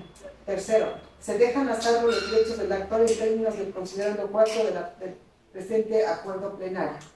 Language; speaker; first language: Spanish; native; Spanish